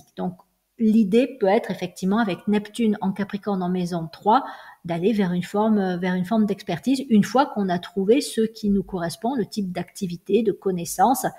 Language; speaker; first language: French; native; French